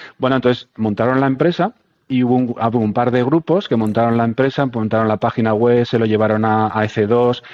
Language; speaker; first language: Spanish; native; Spanish